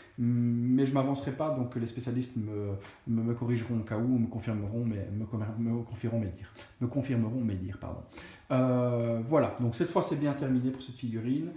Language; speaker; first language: French; native; French